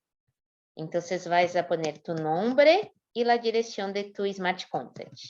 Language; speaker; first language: Spanish; non-native, fluent; Portuguese